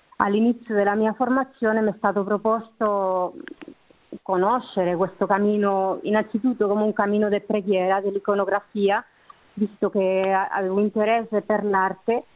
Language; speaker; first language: Italian; non-native, fluent; Spanish